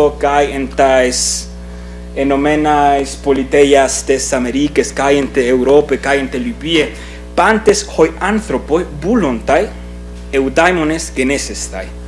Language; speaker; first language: Greek; non-native, fluent; Spanish